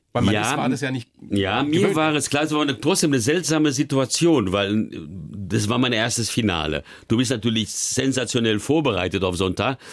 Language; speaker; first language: German; early bilingual, other home language; Hungarian